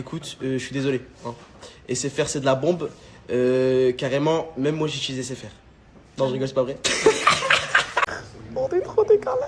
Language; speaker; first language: French; native; French